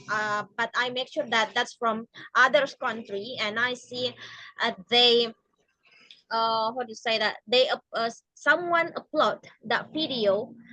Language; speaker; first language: English; non-native, learner; Indonesian